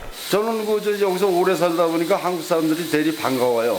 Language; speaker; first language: Korean; native; Korean